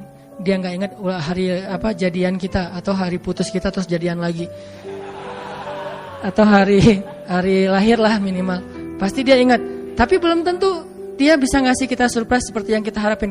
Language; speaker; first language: Indonesian; native; Indonesian